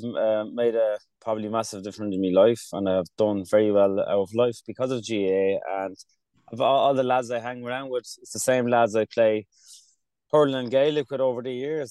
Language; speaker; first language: English; early bilingual, other home language; Kurdish